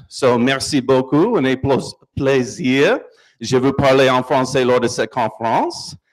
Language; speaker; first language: French; non-native, learner; English